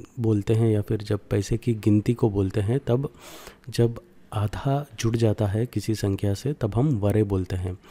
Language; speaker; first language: Hindi; non-native, local second language; Kannada